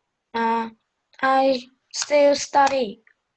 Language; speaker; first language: English; non-native, learner; Vietnamese